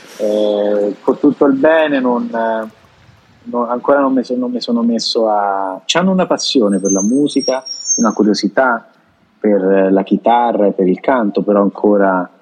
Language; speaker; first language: Italian; native; Italian